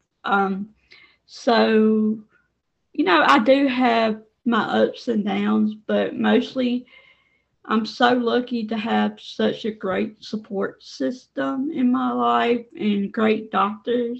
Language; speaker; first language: English; native; English